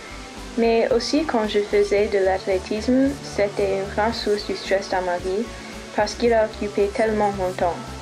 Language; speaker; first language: French; non-native, fluent; English